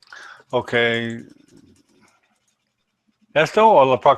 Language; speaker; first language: Spanish; non-native, learner; English